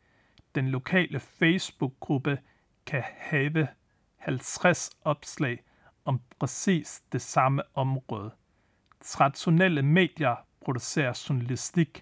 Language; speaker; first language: Danish; native; Danish